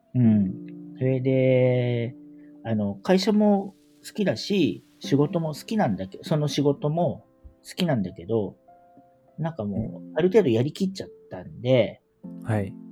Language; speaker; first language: Japanese; native; Japanese